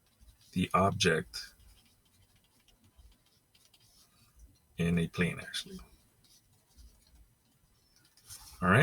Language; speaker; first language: English; native; English